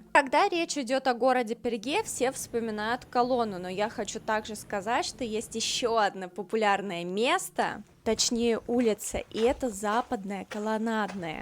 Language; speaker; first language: Russian; native; Russian